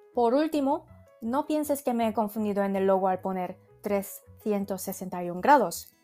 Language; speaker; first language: Spanish; non-native, fluent; Korean